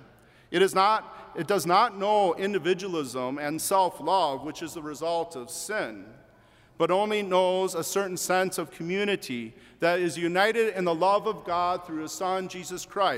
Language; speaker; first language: English; native; English